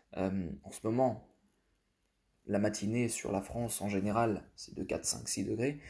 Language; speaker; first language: French; native; French